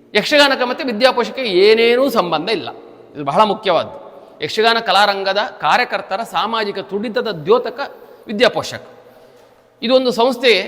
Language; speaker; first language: Kannada; native; Kannada